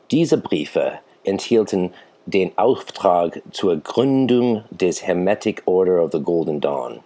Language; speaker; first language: German; non-native, fluent; English